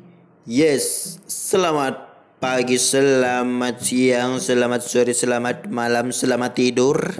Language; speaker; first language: Indonesian; native; Indonesian